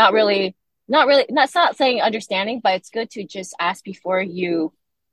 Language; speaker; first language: English; native; English